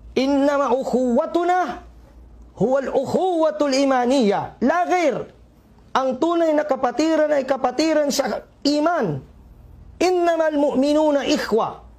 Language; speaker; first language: Filipino; non-native, local second language; Maranao